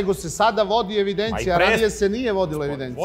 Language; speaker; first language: Serbian; native; Serbian